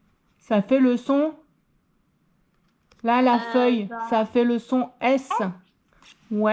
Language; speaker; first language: French; native; French